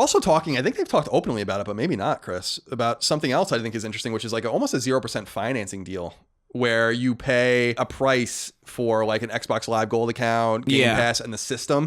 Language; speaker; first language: English; native; English